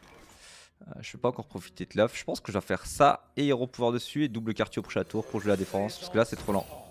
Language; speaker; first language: French; native; French